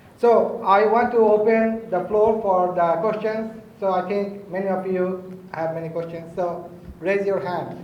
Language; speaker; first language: English; non-native, fluent; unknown